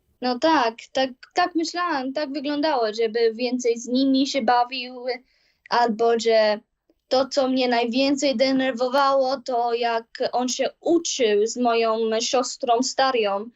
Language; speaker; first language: Polish; early bilingual, heritage; Polish